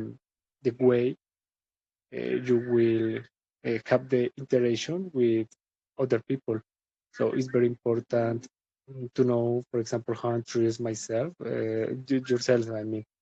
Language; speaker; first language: English; non-native, learner; Spanish